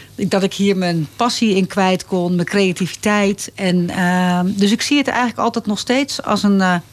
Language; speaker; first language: Dutch; native; Dutch